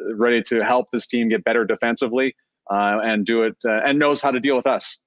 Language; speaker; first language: English; native; English